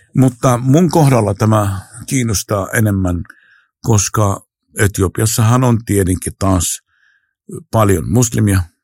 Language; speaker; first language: Finnish; non-native, fluent; Arabic